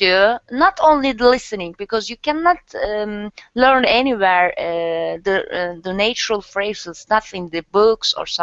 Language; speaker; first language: English; non-native, learner; Turkish